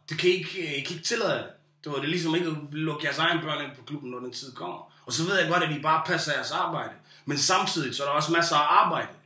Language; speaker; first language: Danish; early bilingual, other home language; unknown